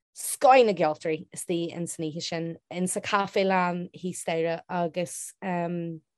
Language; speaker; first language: Irish; non-native, local second language; English